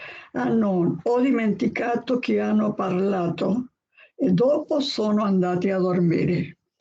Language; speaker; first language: Italian; non-native, learner; Spanish